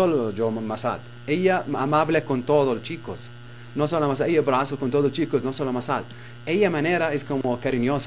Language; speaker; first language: Spanish; non-native, learner; Arabic